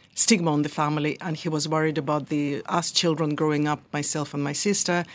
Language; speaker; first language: English; early bilingual, other home language; Russian